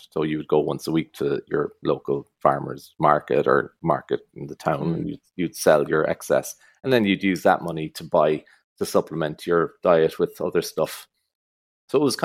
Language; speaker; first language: English; native; English